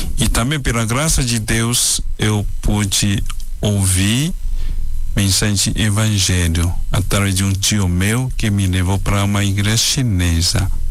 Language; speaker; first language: Portuguese; non-native, fluent; Chinese